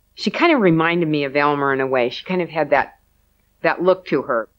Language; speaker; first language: English; native; English